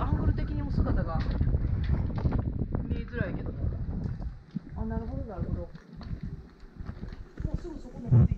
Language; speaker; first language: Japanese; native; Japanese